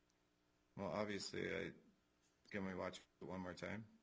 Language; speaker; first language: English; native; English